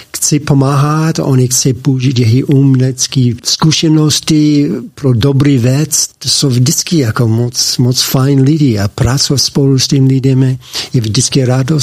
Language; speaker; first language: Czech; non-native, learner; English